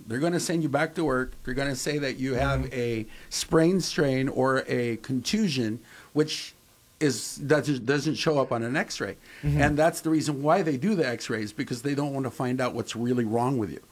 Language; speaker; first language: English; native; English